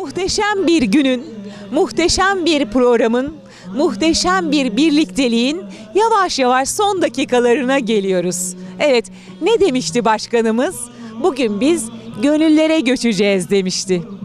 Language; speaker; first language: Turkish; native; Turkish